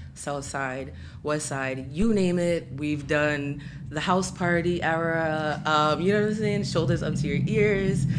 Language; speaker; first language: English; native; English